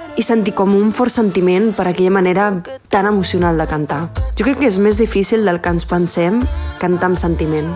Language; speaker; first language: Catalan; early bilingual, other home language; Spanish